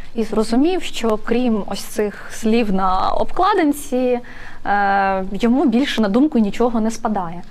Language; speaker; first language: Ukrainian; native; Ukrainian